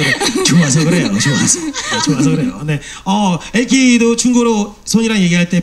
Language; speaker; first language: Korean; native; Korean